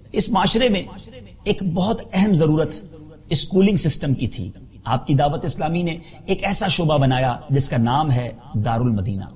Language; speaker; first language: Urdu; native; Urdu